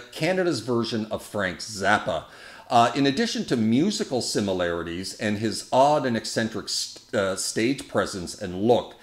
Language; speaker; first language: English; native; English